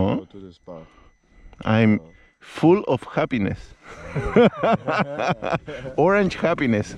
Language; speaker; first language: English; non-native, learner; Spanish